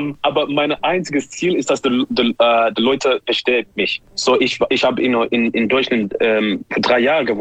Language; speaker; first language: German; non-native, learner; English